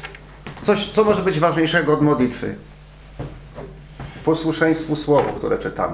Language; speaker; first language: Polish; native; Polish